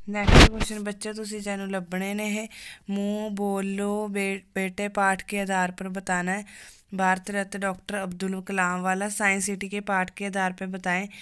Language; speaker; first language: Hindi; non-native, local second language; Punjabi